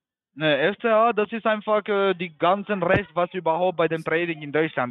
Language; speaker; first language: German; non-native, fluent; Albanian